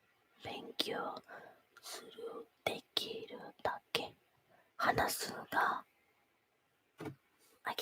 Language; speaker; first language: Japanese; non-native, learner; Spanish